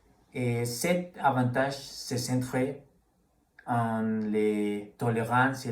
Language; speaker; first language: French; non-native, learner; Spanish